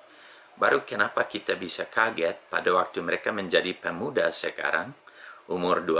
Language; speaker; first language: Indonesian; non-native, fluent; English